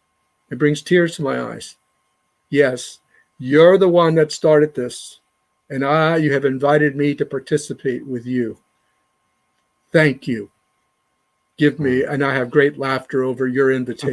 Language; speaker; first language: English; native; English